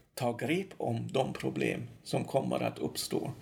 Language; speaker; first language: Swedish; non-native, fluent; German